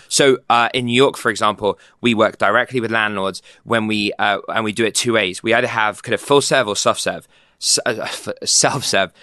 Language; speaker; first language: English; native; English